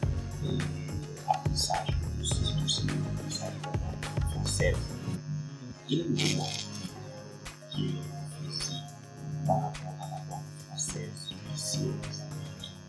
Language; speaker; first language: French; non-native, fluent; Portuguese